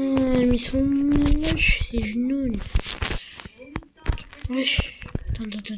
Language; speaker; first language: French; native; French